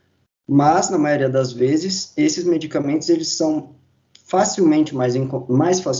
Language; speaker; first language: Portuguese; native; Portuguese